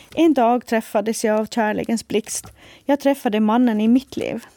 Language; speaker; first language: Swedish; non-native, fluent; Faroese